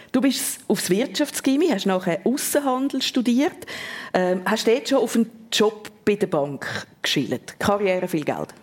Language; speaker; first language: German; native; German